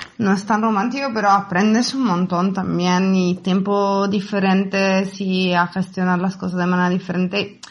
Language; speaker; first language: Spanish; non-native, fluent; Italian